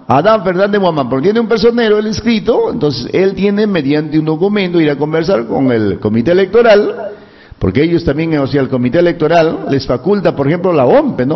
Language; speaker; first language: Spanish; native; Spanish